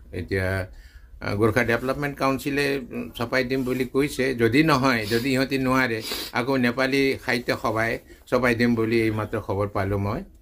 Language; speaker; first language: Assamese; non-native, local second language; Nepali